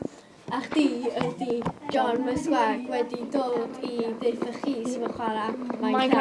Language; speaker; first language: Welsh; non-native, local second language; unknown